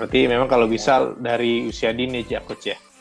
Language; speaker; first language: Indonesian; native; Indonesian